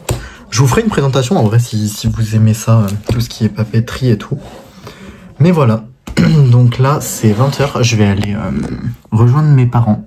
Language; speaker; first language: French; native; French